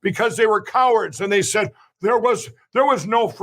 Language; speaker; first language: English; native; English